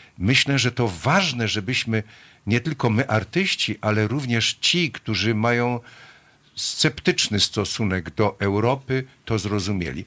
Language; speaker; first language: Polish; native; Polish